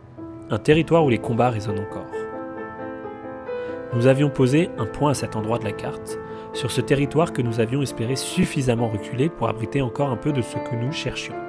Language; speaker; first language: French; native; French